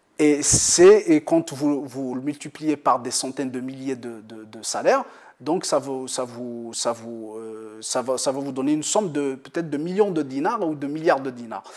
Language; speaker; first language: French; non-native, local second language; Kabyle